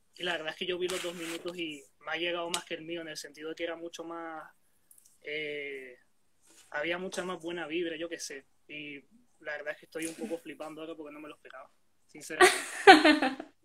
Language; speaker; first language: Spanish; native; Spanish